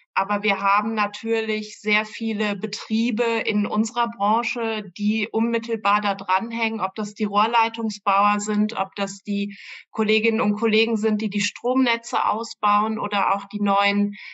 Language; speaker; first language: German; native; German